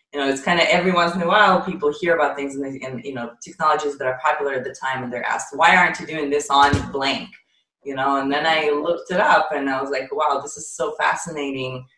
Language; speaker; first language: English; non-native, fluent; Ukrainian